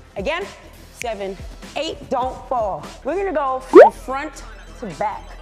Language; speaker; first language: English; native; English